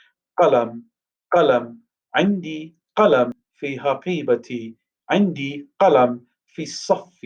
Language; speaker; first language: Arabic; non-native, fluent; English